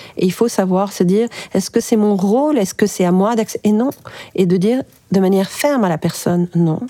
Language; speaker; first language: French; early bilingual, other home language; Arabic